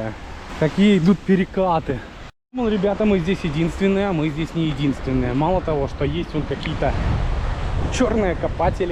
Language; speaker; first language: Russian; native; Russian